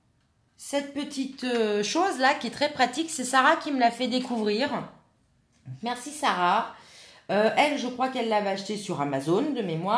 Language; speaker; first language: French; native; French